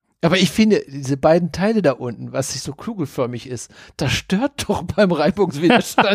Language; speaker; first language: German; native; German